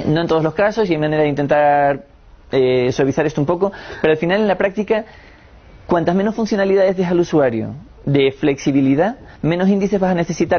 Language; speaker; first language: Spanish; native; Spanish